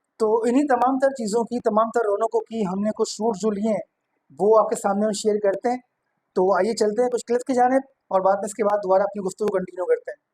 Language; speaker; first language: Urdu; non-native, local second language; Memoni